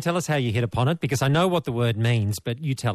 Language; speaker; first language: English; native; English